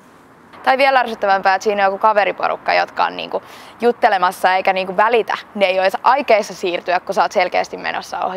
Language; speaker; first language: Finnish; native; Finnish